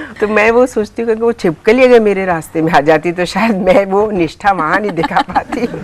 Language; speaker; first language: Hindi; native; Hindi